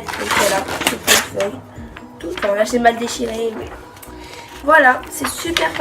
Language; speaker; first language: French; native; French